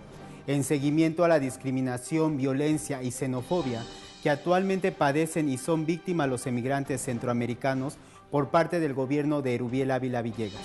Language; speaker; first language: Spanish; native; Spanish